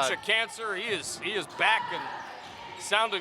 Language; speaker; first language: English; native; English